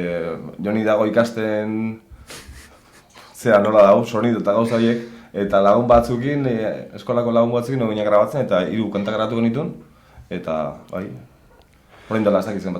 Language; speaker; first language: Basque; native; Basque